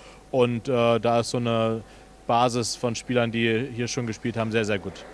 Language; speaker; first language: German; native; German